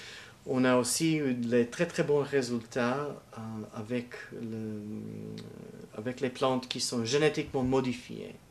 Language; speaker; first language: French; non-native, learner; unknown